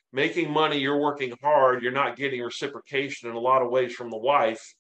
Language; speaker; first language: English; native; English